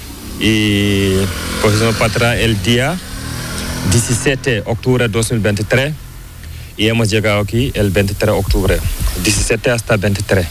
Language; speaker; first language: Spanish; non-native, learner; Fula